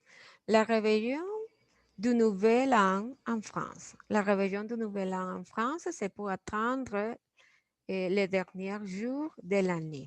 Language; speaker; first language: French; non-native, fluent; Spanish